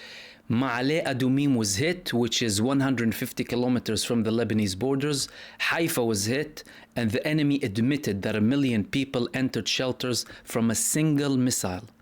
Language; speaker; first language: English; non-native, fluent; Arabic